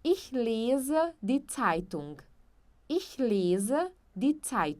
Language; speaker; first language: German; non-native, fluent; Portuguese